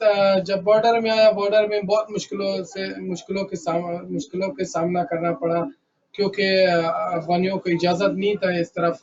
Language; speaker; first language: Hindi; early bilingual, other home language; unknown